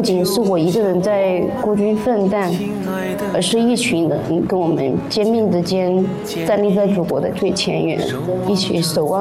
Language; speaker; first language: Chinese; native; Chinese